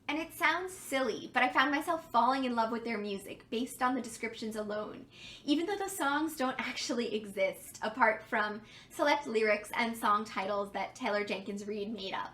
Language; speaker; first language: English; native; English